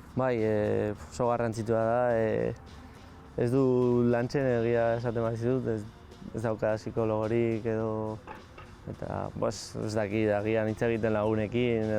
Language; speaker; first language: Basque; non-native, local second language; Spanish